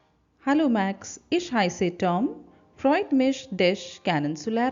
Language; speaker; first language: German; non-native, fluent; Hindi